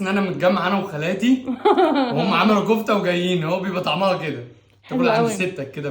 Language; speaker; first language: Arabic; native; Arabic